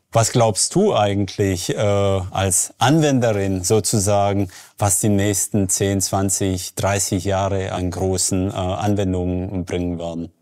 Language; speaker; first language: German; native; German